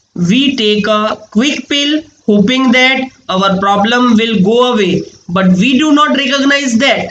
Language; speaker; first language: English; non-native, local second language; Gujarati